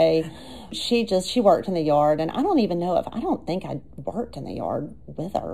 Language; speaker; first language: English; native; English